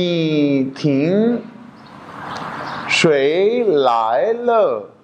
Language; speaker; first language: Chinese; non-native, learner; Urdu